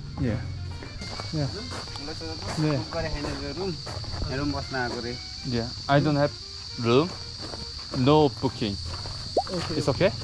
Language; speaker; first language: English; non-native, learner; Korean